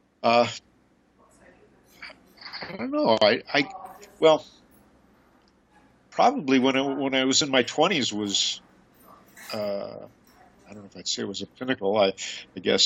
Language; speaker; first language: English; native; English